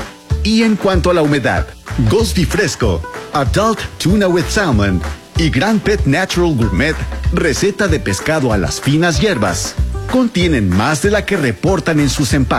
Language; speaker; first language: Spanish; native; Spanish